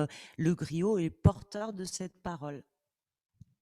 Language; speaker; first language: French; native; French